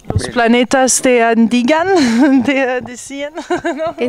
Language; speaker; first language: Spanish; non-native, learner; French